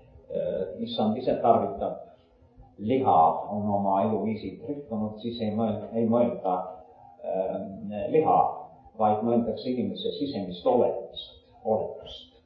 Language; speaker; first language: Finnish; non-native, learner; Estonian